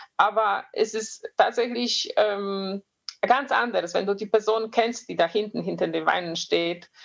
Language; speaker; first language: German; non-native, fluent; Polish